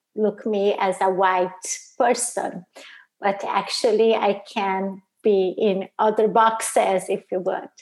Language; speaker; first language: English; non-native, fluent; Portuguese